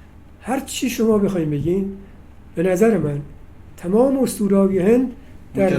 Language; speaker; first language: Persian; native; Persian